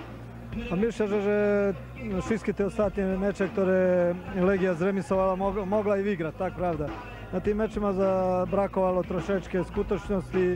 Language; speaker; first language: Polish; non-native, learner; Serbian